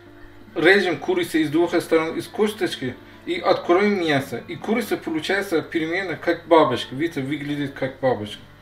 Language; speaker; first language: Russian; non-native, learner; Persian